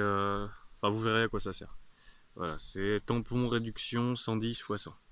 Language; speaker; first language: French; native; French